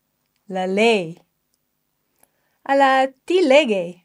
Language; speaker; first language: Greek; non-native, fluent; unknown